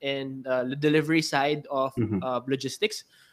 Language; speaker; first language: English; non-native, local second language; Filipino